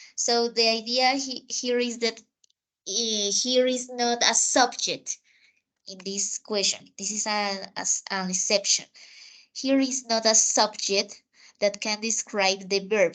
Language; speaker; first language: English; non-native, fluent; Spanish